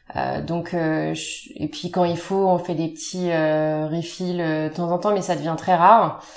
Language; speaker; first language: French; native; French